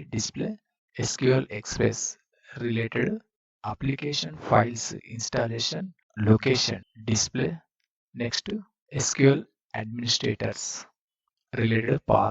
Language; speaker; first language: English; non-native, learner; Telugu